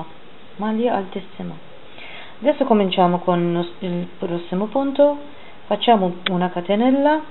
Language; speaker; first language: Italian; non-native, fluent; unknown